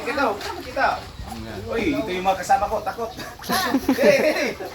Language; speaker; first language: Filipino; non-native, local second language; Cebuano